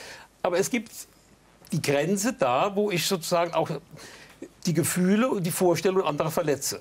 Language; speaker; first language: German; native; German